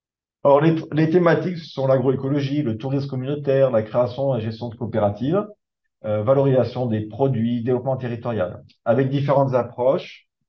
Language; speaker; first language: French; native; French